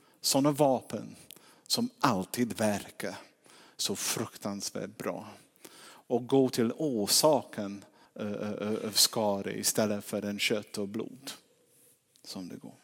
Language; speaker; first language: Swedish; non-native, fluent; English